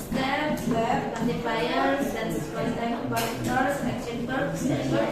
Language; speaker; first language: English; non-native, learner; Indonesian